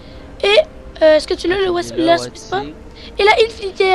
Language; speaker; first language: French; native; French